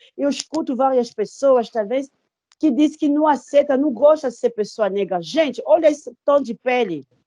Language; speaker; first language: Portuguese; non-native, fluent; Lingala